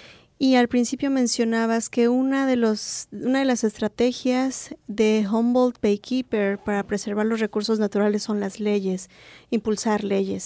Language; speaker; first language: Spanish; native; Spanish